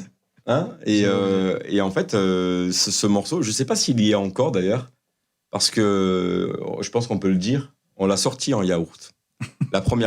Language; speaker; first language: French; native; French